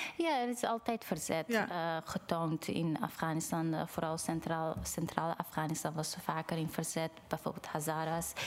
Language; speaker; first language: Dutch; non-native, fluent; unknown